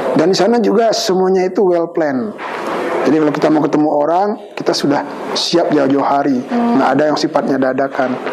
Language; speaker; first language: Indonesian; non-native, local second language; Balinese